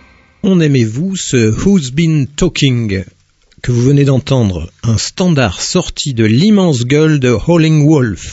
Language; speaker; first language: French; native; French